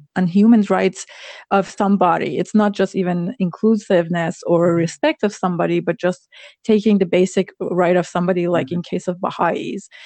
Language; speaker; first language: English; non-native, fluent; Persian